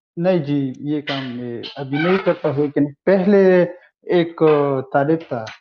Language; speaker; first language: Hindi; non-native, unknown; Pashto